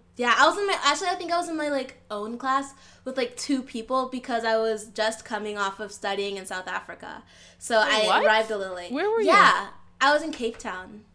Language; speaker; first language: English; early bilingual, other home language; Yoruba